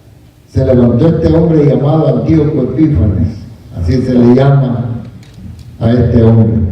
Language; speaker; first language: Spanish; native; Spanish